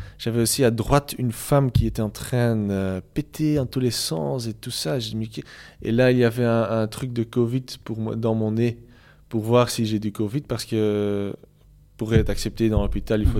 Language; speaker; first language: French; non-native, local second language; Dutch